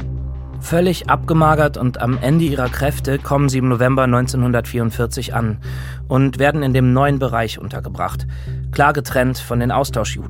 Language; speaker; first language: German; native; German